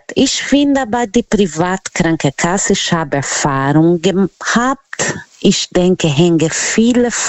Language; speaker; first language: German; non-native, learner; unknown